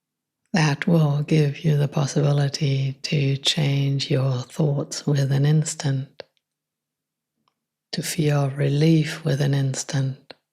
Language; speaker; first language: English; non-native, fluent; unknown